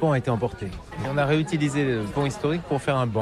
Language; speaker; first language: French; native; French